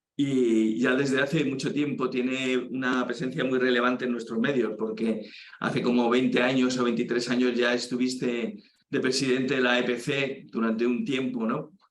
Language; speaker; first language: Spanish; native; Spanish